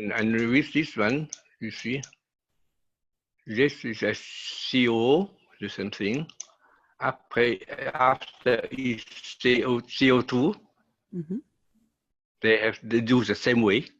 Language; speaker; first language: English; non-native, learner; Vietnamese